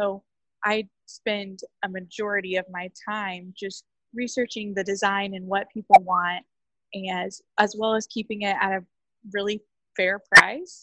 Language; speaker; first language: English; native; English